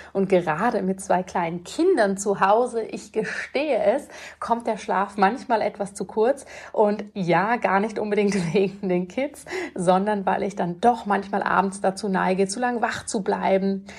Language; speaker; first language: German; native; German